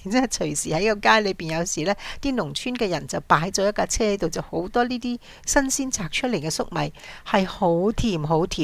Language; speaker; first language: Chinese; non-native, local second language; Cantonese